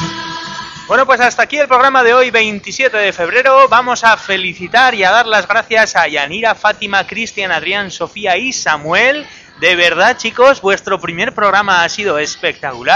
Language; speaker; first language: Spanish; native; Spanish